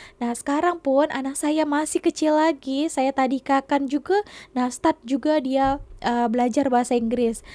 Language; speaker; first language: Malay; native; Malay